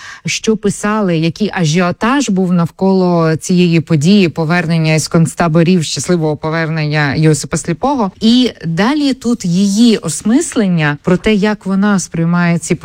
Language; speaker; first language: Ukrainian; native; Ukrainian